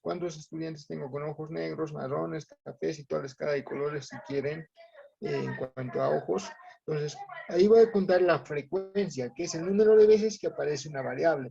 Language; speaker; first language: Spanish; native; Spanish